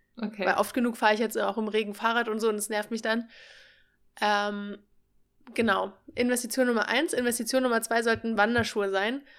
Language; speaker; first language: German; native; German